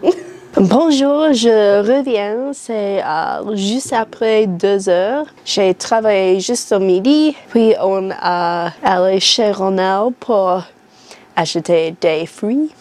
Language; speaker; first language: French; non-native, learner; English